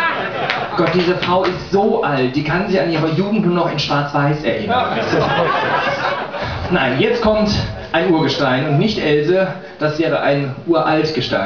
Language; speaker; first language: German; native; German